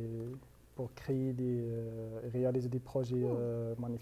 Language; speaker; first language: French; non-native, fluent; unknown